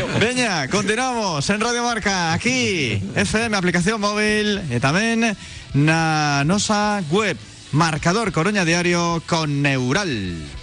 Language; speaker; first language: Galician; native; Galician